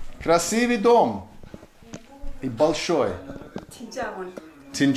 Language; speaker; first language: Russian; non-native, learner; English